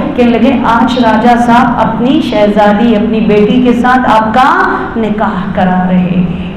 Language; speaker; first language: Urdu; native; Urdu